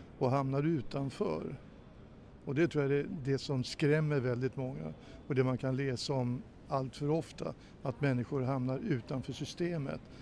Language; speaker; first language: Swedish; native; Swedish